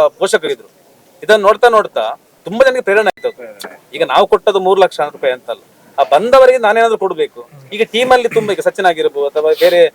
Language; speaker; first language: Kannada; native; Kannada